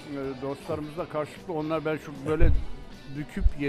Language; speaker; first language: Turkish; native; Turkish